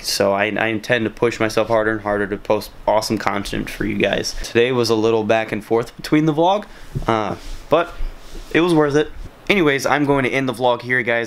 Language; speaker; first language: English; native; English